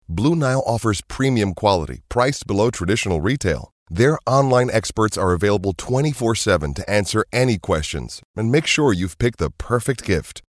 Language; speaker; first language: English; native; English